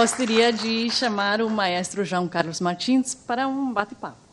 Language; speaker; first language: Portuguese; non-native, fluent; English